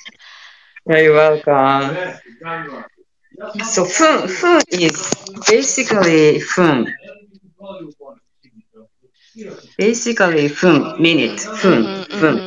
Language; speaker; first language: English; non-native, learner; Japanese